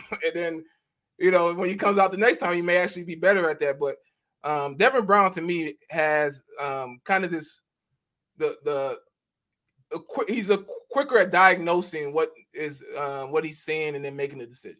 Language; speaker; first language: English; native; English